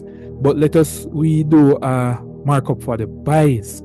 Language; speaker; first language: English; native; English